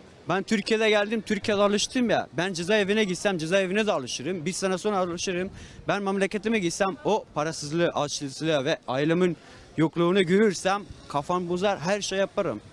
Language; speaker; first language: Turkish; non-native, fluent; Persian